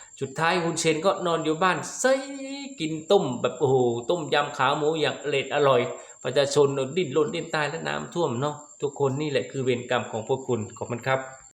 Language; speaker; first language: Thai; non-native, local second language; Lao